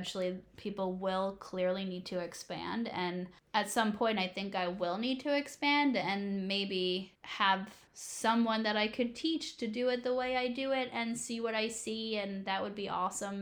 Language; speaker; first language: English; native; English